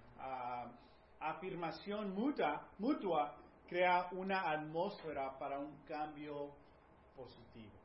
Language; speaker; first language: Spanish; early bilingual, heritage; Spanish